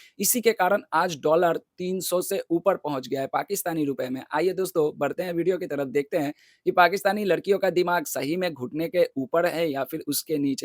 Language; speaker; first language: Hindi; non-native, local second language; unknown